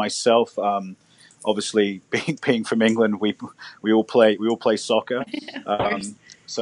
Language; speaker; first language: English; native; English